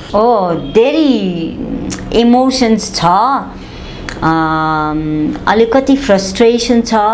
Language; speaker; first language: Nepali; non-native, learner; Dutch